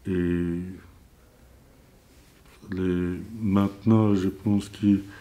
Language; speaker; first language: French; non-native, learner; Azerbaijani